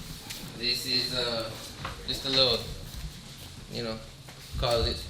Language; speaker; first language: English; native; English